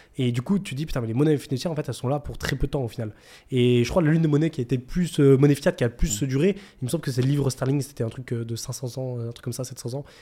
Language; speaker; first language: French; native; French